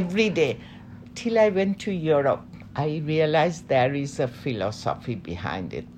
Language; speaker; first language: English; non-native, local second language; Bangla